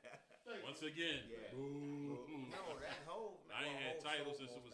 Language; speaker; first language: English; native; English